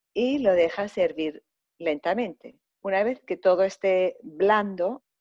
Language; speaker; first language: Spanish; non-native, fluent; Greek